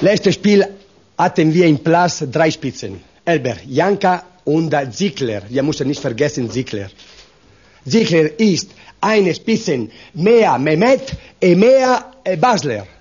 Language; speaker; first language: German; non-native, learner; Italian